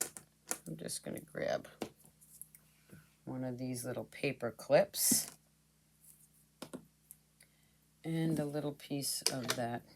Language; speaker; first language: English; native; English